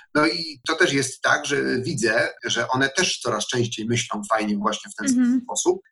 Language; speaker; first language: Polish; native; Polish